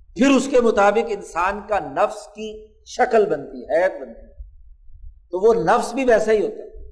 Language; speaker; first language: Urdu; non-native, local second language; Punjabi